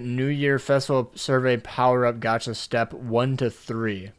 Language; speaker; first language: English; native; English